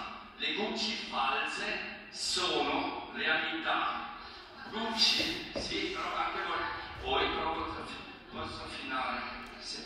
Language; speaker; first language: Italian; non-native, fluent; German